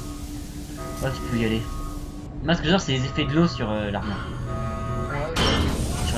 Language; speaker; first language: French; native; French